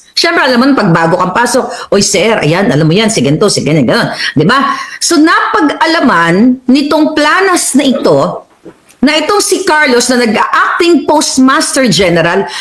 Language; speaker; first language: Filipino; native; Filipino